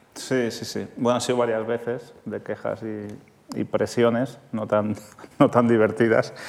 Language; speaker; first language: Spanish; native; Spanish